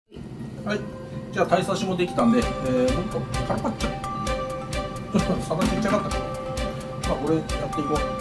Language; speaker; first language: Japanese; native; Japanese